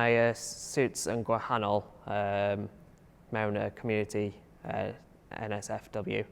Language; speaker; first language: Welsh; non-native, local second language; English